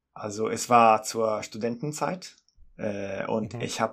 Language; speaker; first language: German; non-native, fluent; Italian